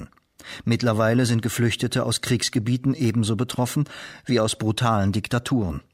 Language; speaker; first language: German; native; German